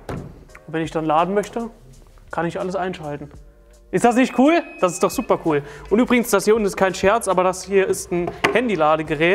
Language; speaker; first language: German; native; German